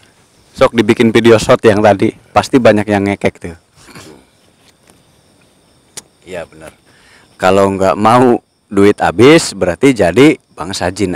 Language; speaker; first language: Indonesian; native; Indonesian